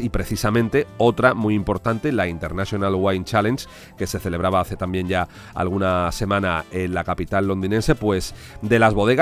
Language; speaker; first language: Spanish; native; Spanish